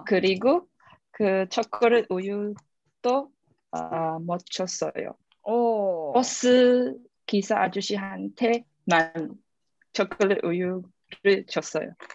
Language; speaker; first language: Korean; non-native, learner; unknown